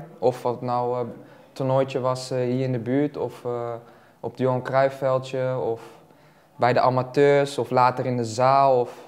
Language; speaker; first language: Dutch; native; Dutch